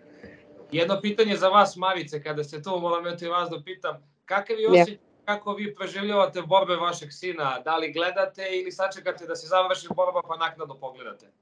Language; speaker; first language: Serbian; native; Serbian